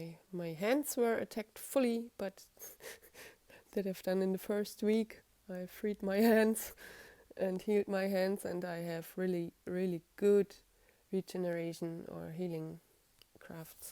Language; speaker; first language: English; non-native, fluent; German